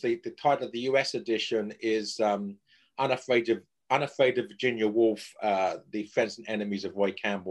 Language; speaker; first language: English; native; English